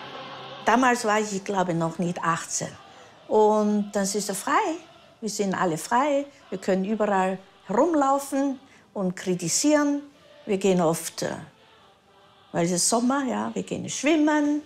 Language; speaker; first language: German; early bilingual, heritage; German